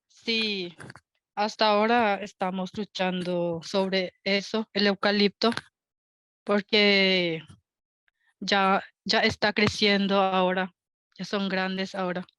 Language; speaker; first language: Spanish; non-native, local second language; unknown